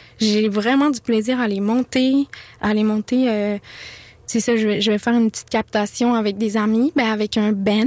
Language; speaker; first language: French; native; French